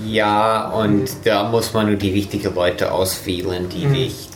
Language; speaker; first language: German; non-native, fluent; English